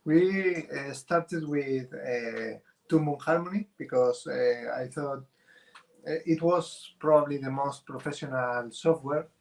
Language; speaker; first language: English; non-native, fluent; Spanish